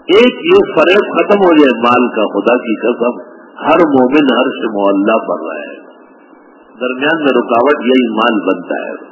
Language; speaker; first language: Urdu; non-native, local second language; Pashto